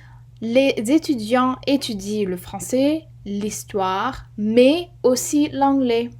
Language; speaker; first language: French; non-native, fluent; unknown